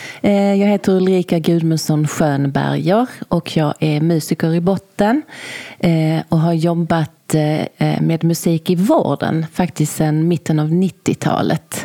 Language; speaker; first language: Swedish; native; Swedish